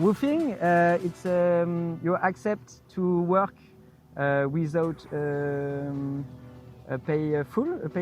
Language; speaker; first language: English; non-native, fluent; French